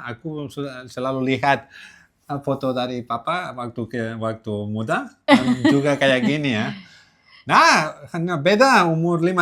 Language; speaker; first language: Indonesian; non-native, learner; Catalan